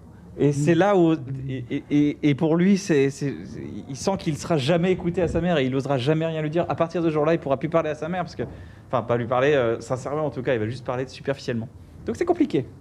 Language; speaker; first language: French; native; French